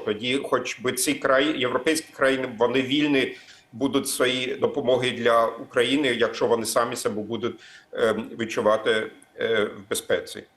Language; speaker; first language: Ukrainian; non-native, fluent; German